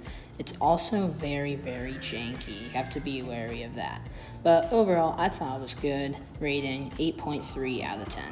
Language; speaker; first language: English; native; English